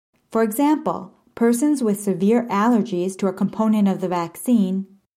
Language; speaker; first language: English; native; English